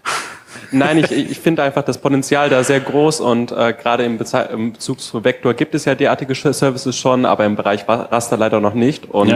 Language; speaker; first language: German; native; German